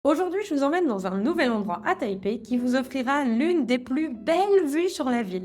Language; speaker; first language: French; native; French